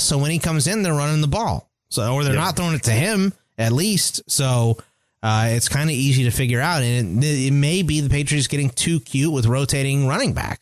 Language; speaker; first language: English; native; English